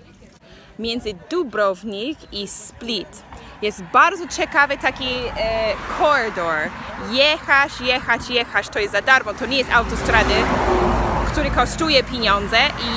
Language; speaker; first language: Polish; non-native, fluent; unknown